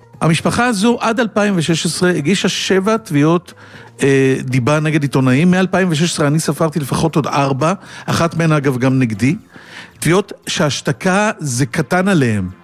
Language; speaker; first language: Hebrew; native; Hebrew